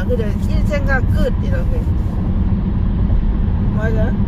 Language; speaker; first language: Korean; non-native, learner; Lao